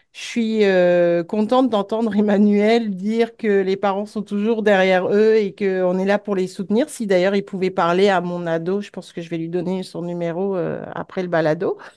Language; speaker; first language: French; native; French